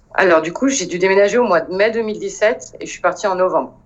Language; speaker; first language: French; native; French